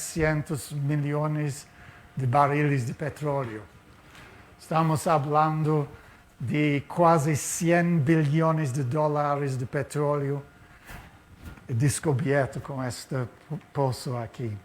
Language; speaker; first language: Spanish; non-native, fluent; Portuguese